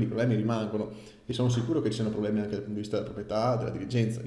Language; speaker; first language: Italian; native; Italian